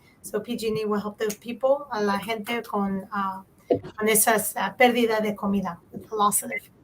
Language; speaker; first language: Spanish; early bilingual, heritage; Spanish